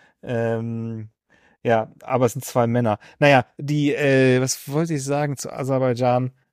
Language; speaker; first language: German; native; German